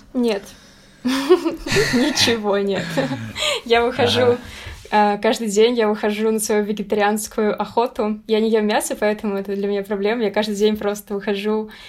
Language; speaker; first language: Russian; native; Russian